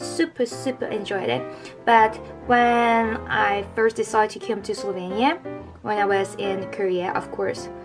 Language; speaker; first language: English; non-native, fluent; Korean